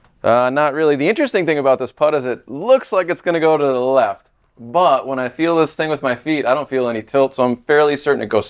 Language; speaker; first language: English; native; English